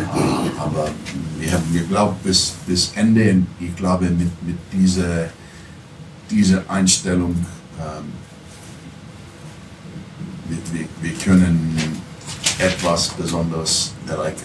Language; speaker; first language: German; non-native, learner; English